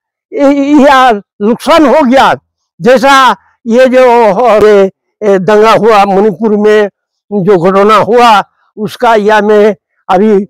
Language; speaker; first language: Hindi; non-native, local second language; Bangla